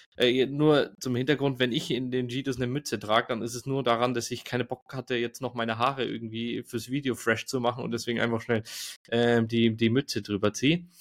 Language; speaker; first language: German; native; German